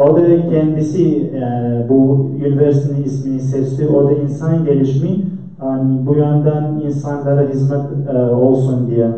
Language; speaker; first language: Turkish; non-native, fluent; Central Kurdish